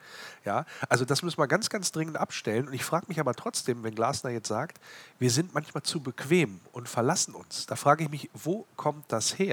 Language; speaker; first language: German; native; German